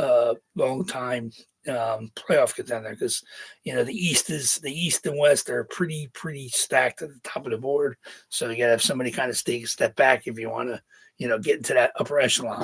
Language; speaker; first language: English; native; English